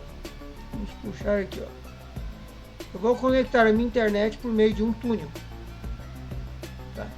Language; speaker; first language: Portuguese; native; Portuguese